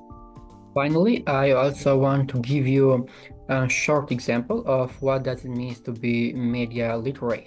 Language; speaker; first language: English; non-native, fluent; Albanian